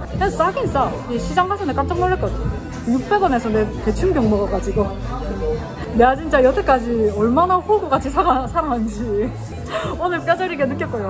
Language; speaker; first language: Korean; native; Korean